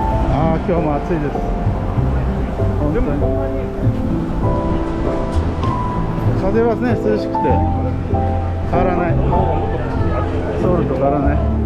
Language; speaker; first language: Japanese; non-native, learner; Korean